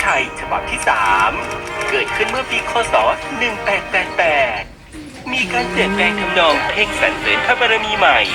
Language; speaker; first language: Thai; native; Thai